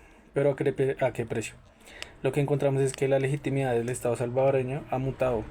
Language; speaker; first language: Spanish; native; Spanish